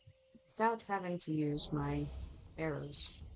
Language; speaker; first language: English; native; English